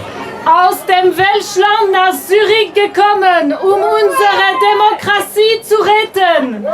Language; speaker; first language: German; non-native, local second language; French